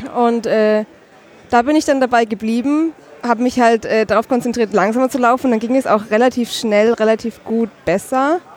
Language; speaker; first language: German; native; German